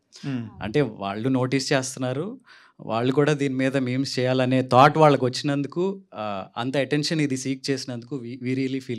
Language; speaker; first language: Telugu; native; Telugu